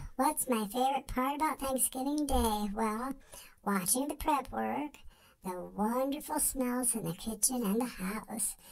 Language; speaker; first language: English; native; English